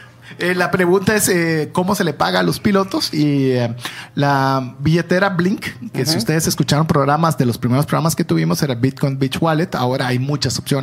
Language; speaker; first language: Spanish; native; Spanish